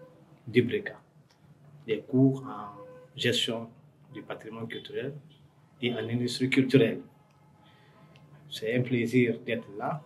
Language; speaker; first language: French; non-native, local second language; Fula